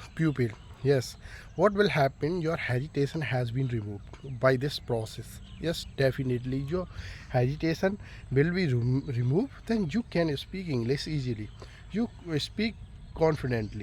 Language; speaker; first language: English; non-native, local second language; Hindi